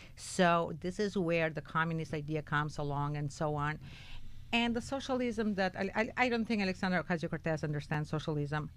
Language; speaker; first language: English; non-native, fluent; Albanian